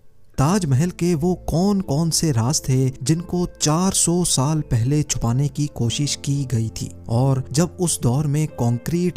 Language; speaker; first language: Urdu; native; Urdu